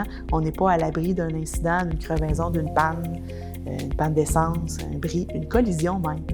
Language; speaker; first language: French; native; French